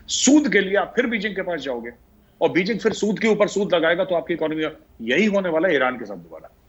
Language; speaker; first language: Hindi; native; Hindi